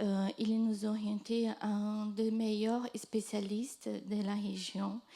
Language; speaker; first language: French; non-native, fluent; Portuguese